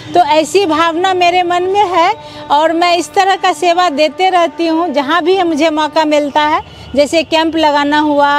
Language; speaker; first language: Hindi; native; Hindi